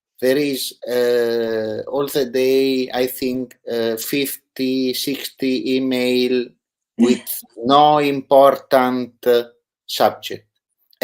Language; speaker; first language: English; non-native, learner; Italian